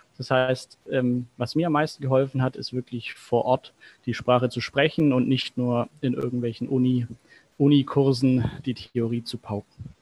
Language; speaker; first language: German; native; German